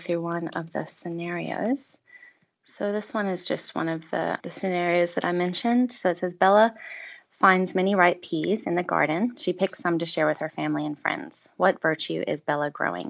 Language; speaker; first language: English; native; English